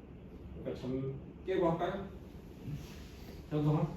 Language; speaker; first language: Korean; native; Korean